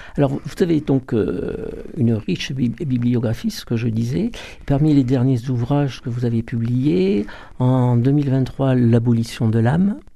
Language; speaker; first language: French; native; French